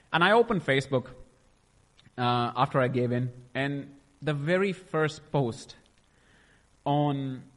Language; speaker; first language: English; non-native, local second language; Punjabi